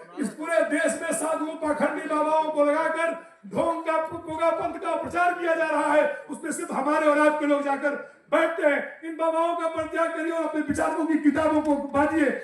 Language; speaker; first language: Hindi; native; Hindi